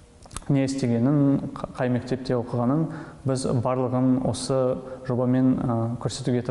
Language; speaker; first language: Kazakh; non-native, local second language; Russian